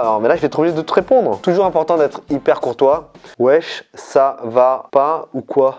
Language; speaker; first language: French; native; French